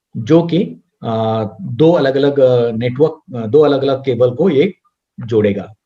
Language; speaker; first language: Hindi; non-native, local second language; Marathi